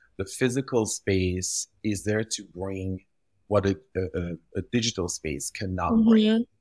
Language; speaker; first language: English; early bilingual, other home language; French